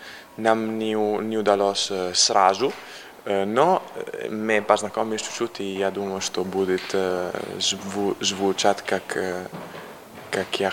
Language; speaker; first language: Russian; non-native, fluent; Italian